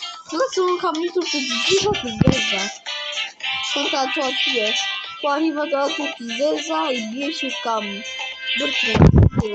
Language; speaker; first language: Albanian; early bilingual, heritage; Albanian